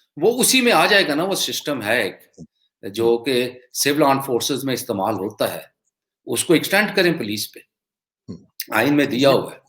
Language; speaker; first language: Urdu; non-native, local second language; Punjabi